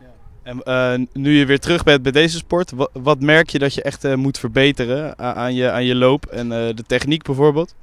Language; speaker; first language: Dutch; native; Dutch